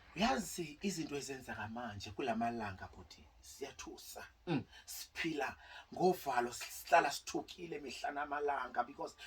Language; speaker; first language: Zulu; non-native, local second language; Northern Sotho